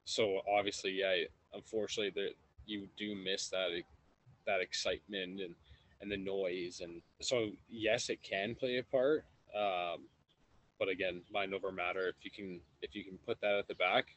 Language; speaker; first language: English; native; English